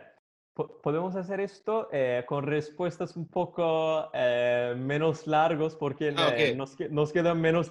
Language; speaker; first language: Spanish; non-native, fluent; Turkish